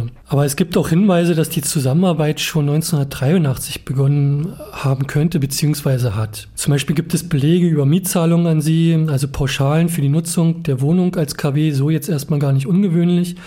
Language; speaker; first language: German; native; German